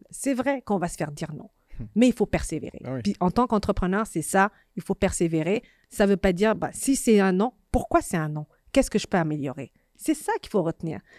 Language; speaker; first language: French; native; French